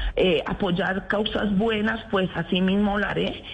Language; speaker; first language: Spanish; native; Spanish